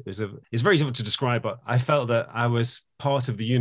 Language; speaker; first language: English; native; English